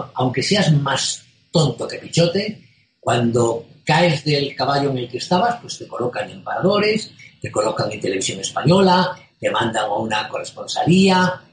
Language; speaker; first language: Spanish; native; Spanish